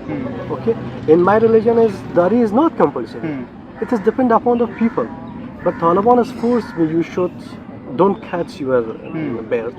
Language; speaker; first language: English; non-native, learner; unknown